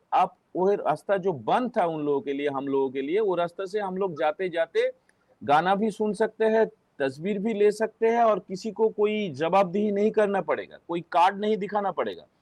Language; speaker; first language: Hindi; non-native, local second language; Bangla